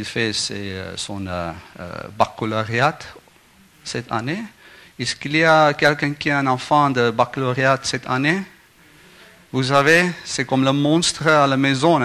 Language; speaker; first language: French; non-native, learner; Afrikaans